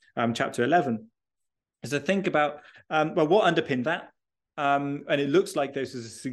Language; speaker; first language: English; native; English